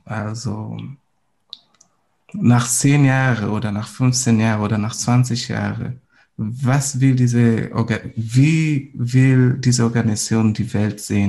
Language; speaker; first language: German; non-native, fluent; Swahili